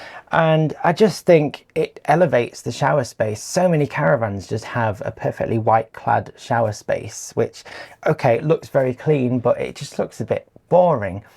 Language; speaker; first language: English; native; English